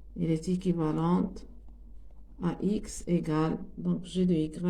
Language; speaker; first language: French; non-native, local second language; Arabic